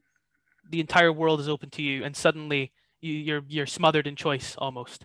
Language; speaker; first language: English; native; English